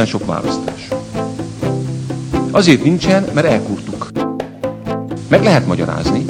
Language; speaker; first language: Hungarian; native; Hungarian